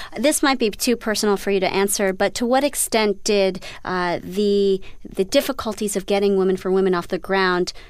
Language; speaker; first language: English; native; English